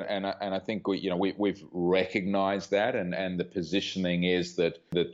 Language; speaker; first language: English; native; English